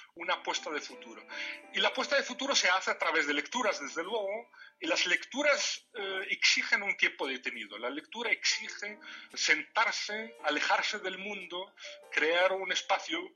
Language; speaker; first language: Spanish; non-native, fluent; Riffian